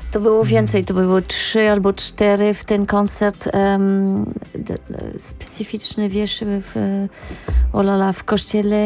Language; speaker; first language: Polish; non-native, learner; French